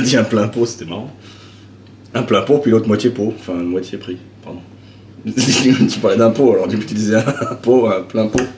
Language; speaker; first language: French; native; French